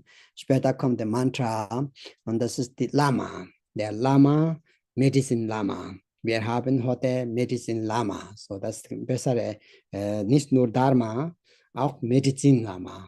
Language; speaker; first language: German; non-native, learner; Tibetan